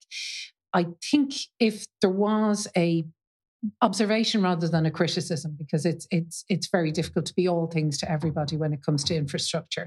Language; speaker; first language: English; native; English